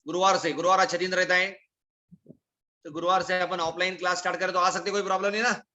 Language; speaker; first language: Hindi; non-native, local second language; Marathi